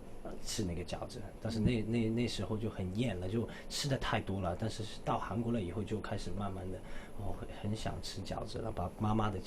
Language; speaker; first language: Chinese; non-native, local second language; Cantonese